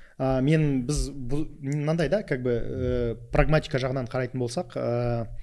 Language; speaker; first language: Kazakh; non-native, local second language; Russian